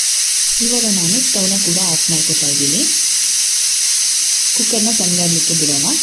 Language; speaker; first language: Kannada; native; Kannada